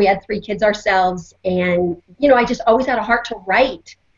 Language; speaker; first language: English; native; English